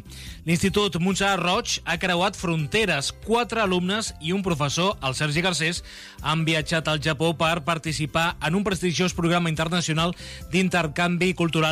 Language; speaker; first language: Catalan; native; Catalan